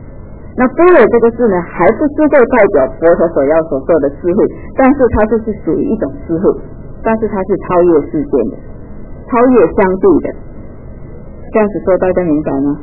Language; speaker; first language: Chinese; native; Chinese